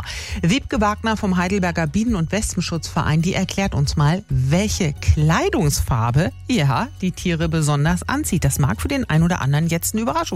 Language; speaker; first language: German; native; German